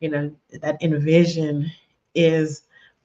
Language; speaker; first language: English; native; English